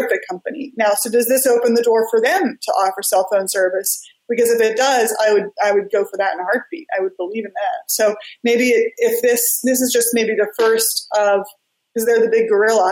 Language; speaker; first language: English; native; English